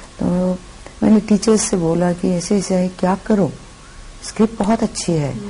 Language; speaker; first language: Hindi; non-native, local second language; Bangla